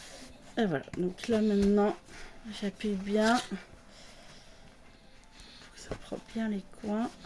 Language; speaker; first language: French; native; French